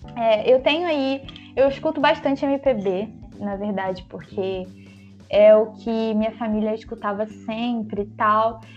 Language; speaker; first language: Portuguese; native; Portuguese